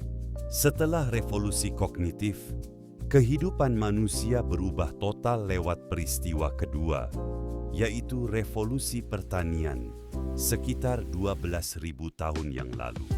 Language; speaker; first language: Indonesian; native; Indonesian